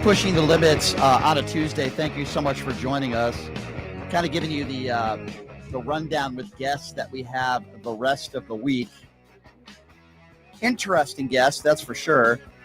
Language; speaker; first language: English; native; English